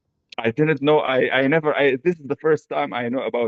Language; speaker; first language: English; non-native, fluent; Arabic